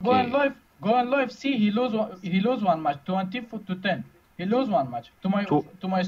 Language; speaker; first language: English; non-native, learner; Uzbek